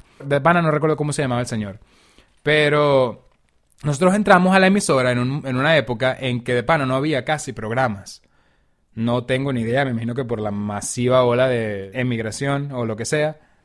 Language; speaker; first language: Spanish; native; Spanish